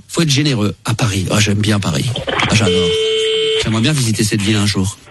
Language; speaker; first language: French; native; French